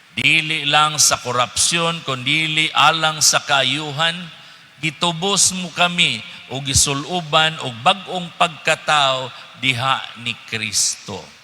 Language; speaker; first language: Cebuano; native; Cebuano